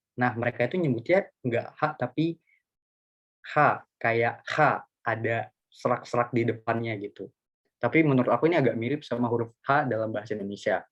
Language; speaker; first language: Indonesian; native; Indonesian